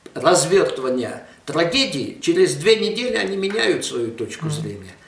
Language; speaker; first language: Russian; non-native, local second language; Armenian